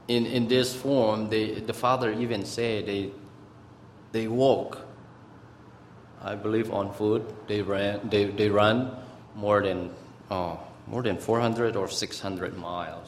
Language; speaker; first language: English; non-native, fluent; Burmese